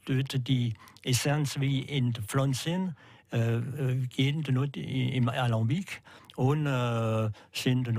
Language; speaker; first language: German; non-native, learner; French